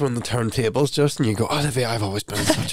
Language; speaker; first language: English; native; English